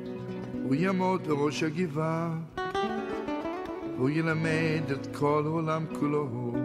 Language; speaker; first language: Hebrew; non-native, fluent; Yiddish